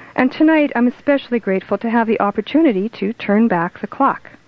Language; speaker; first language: English; native; English